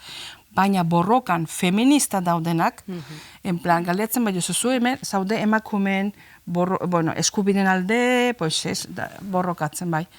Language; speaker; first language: Basque; non-native, fluent; Azerbaijani